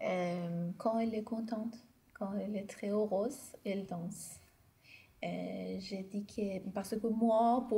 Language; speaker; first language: French; non-native, fluent; Persian